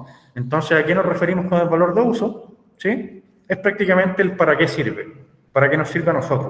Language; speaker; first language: Spanish; native; Spanish